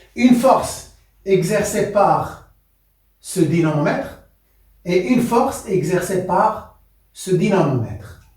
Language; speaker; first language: French; non-native, local second language; Arabic